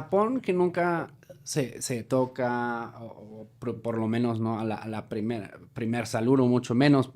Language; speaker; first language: Spanish; non-native, fluent; German